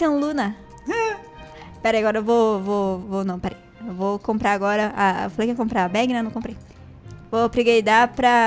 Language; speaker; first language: Portuguese; native; Portuguese